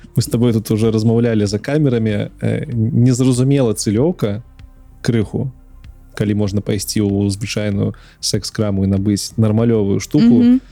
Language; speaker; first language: Belarusian; non-native, local second language; Russian